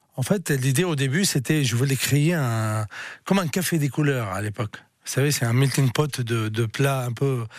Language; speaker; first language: French; non-native, local second language; Arabic